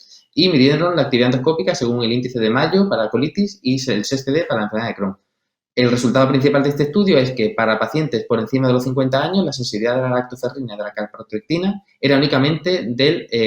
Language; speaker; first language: Spanish; native; Spanish